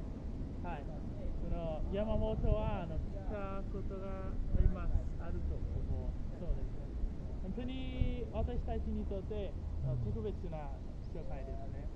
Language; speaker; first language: Japanese; non-native, fluent; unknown